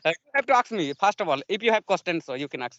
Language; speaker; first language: English; non-native, learner; Santali